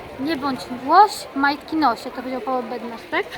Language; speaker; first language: Polish; native; Polish